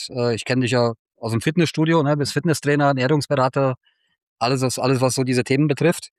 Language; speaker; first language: German; native; German